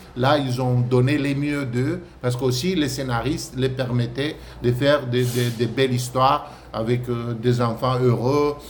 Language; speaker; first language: French; non-native, fluent; Romanian